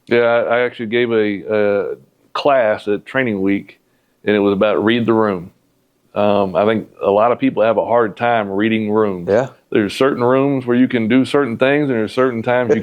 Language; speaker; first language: English; native; English